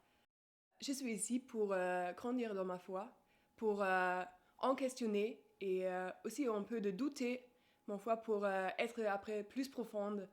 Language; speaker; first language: French; non-native, learner; German